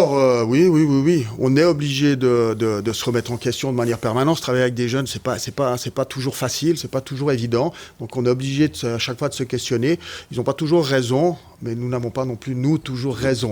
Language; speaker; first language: French; native; French